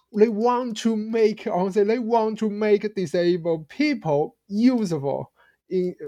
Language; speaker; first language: English; non-native, fluent; Chinese